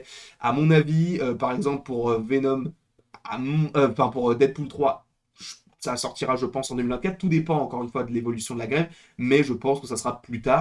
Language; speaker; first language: French; native; French